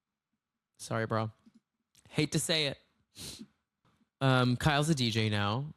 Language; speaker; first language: English; native; English